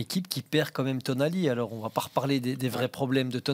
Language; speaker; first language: French; native; French